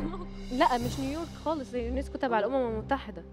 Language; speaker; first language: Arabic; native; Arabic